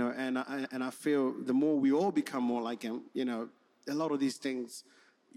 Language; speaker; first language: English; non-native, local second language; Shona